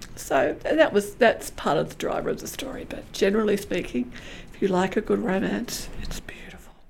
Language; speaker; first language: English; native; English